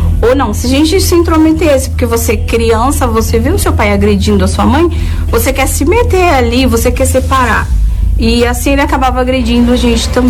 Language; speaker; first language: Portuguese; native; Portuguese